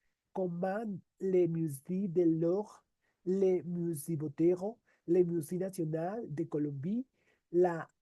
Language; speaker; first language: French; non-native, learner; Spanish